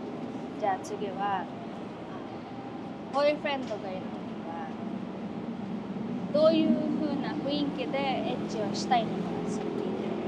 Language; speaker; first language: Japanese; non-native, fluent; Filipino